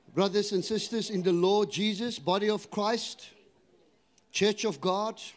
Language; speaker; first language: English; non-native, local second language; Afrikaans